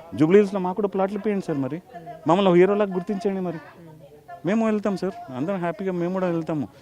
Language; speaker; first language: Telugu; native; Telugu